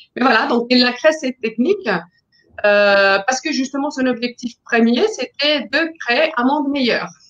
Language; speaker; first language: French; non-native, fluent; Spanish